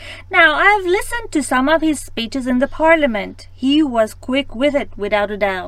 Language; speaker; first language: English; non-native, fluent; Persian